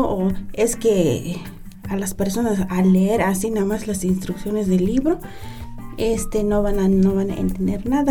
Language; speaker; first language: Spanish; non-native, local second language; Tzeltal